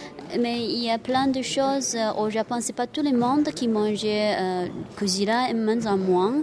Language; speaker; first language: French; non-native, learner; Japanese